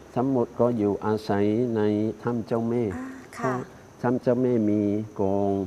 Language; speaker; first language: Thai; non-native, fluent; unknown